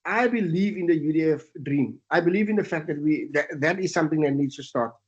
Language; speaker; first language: English; non-native, local second language; Afrikaans